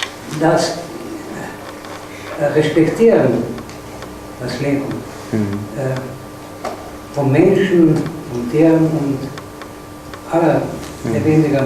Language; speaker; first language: German; non-native, fluent; Slovenian